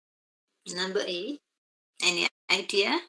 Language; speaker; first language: English; non-native, fluent; Indonesian